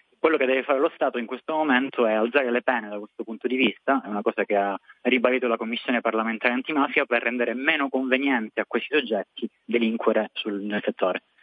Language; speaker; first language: Italian; native; Italian